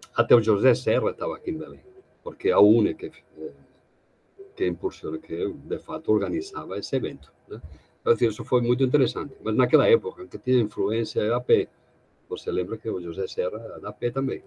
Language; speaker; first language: Portuguese; non-native, fluent; Catalan